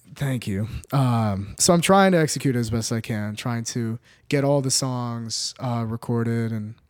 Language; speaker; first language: English; native; English